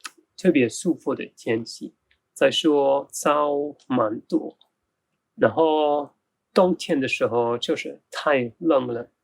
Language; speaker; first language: Chinese; non-native, fluent; German